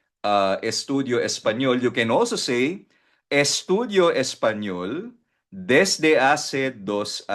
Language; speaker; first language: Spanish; non-native, fluent; Filipino